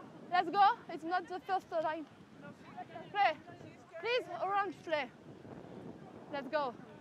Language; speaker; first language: English; non-native, learner; French